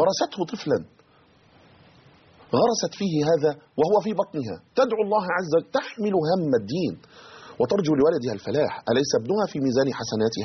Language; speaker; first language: Arabic; native; Arabic